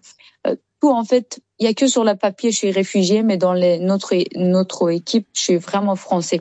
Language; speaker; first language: French; non-native, learner; Persian